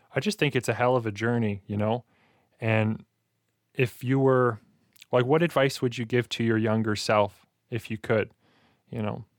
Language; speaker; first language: English; native; English